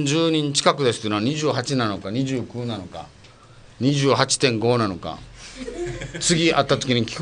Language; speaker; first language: Japanese; native; Japanese